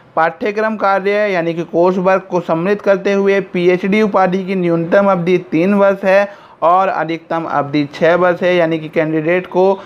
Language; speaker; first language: Hindi; native; Hindi